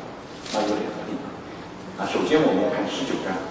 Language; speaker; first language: Chinese; native; Chinese